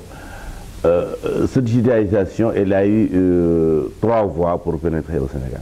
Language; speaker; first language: French; non-native, local second language; Wolof